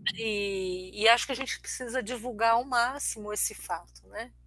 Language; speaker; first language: Portuguese; early bilingual, other home language; Armenian